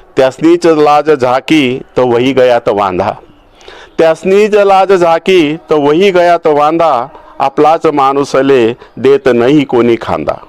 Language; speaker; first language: Marathi; native; Marathi